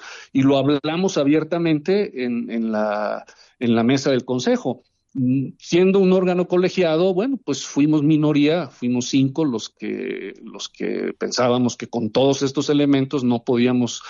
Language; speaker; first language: Spanish; native; Spanish